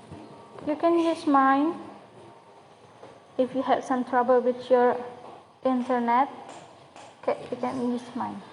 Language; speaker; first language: English; non-native, learner; Indonesian